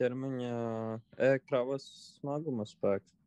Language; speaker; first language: Latvian; native; Latvian